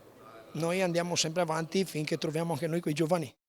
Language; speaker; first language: Italian; non-native, local second language; Romanian